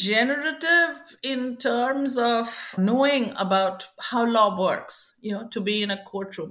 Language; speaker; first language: English; non-native, local second language; Bangla